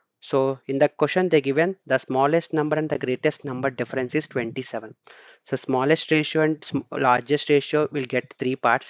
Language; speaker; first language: English; non-native, local second language; Telugu